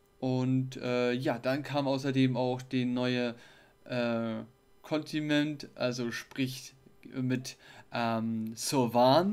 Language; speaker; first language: German; native; German